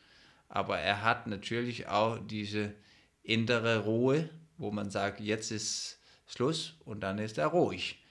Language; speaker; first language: German; non-native, fluent; Danish